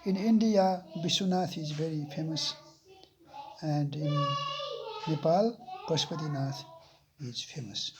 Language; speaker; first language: English; non-native, local second language; Nepali